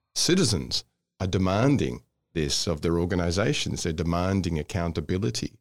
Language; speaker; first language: English; native; English